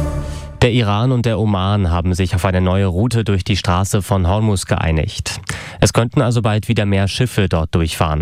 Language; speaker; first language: German; native; German